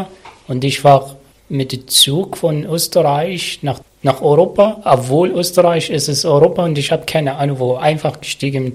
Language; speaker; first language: German; non-native, learner; Arabic